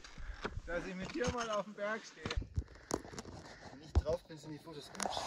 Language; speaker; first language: German; native; German